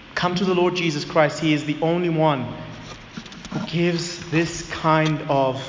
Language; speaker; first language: English; non-native, local second language; Zulu